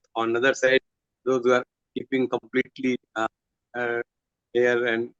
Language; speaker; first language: English; non-native, local second language; Hindi